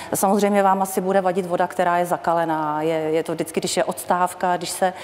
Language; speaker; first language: Czech; native; Czech